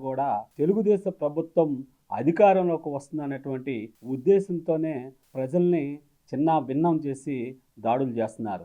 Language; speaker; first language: Telugu; native; Telugu